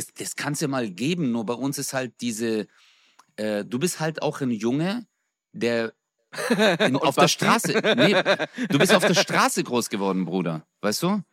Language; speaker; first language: German; early bilingual, other home language; Turkish